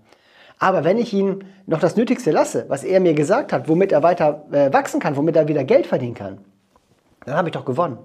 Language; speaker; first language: German; native; German